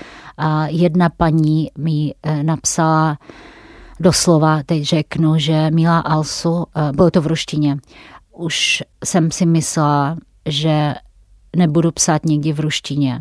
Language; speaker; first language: Czech; non-native, fluent; Russian